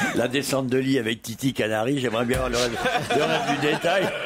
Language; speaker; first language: French; native; French